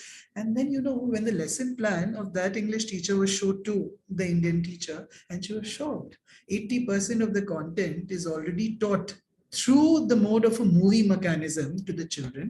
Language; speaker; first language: English; non-native, local second language; Hindi